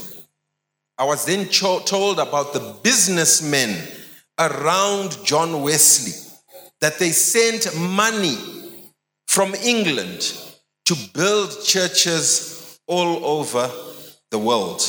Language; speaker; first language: English; non-native, local second language; Shona